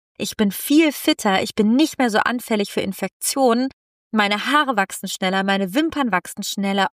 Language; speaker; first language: German; non-native, fluent; Italian